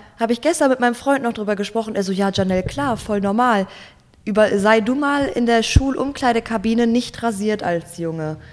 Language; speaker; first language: German; native; German